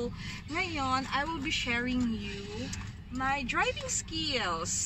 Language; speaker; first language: English; non-native, local second language; Filipino